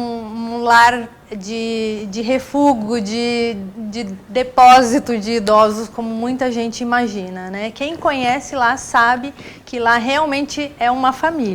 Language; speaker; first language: Portuguese; native; Portuguese